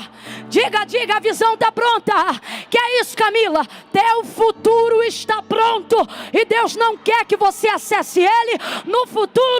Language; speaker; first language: Portuguese; native; Portuguese